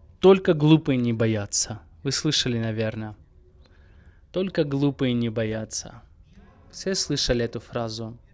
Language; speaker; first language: Russian; non-native, local second language; Armenian